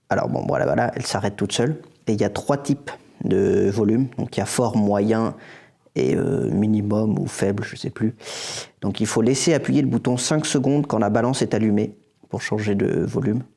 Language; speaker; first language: French; native; French